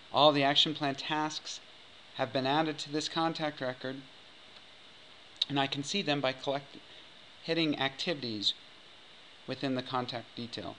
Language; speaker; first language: English; native; English